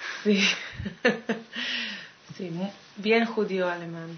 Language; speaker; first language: Spanish; non-native, fluent; Hebrew